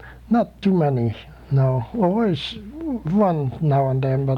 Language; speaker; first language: English; non-native, fluent; Swedish